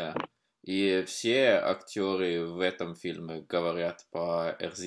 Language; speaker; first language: Russian; non-native, fluent; Norwegian